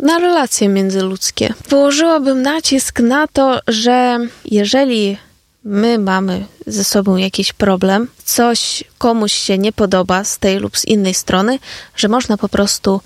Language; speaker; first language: Polish; non-native, fluent; Ukrainian